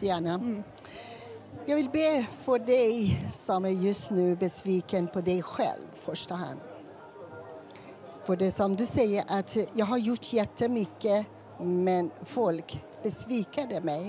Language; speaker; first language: Swedish; non-native, fluent; Persian